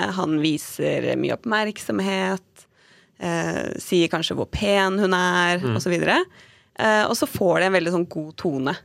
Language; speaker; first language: Norwegian; native; Norwegian